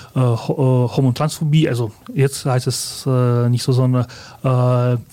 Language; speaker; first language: German; early bilingual, other home language; Russian